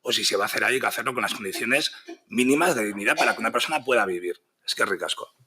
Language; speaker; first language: Spanish; native; Spanish